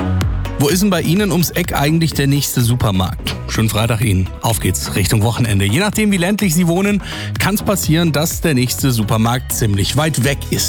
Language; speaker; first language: German; native; German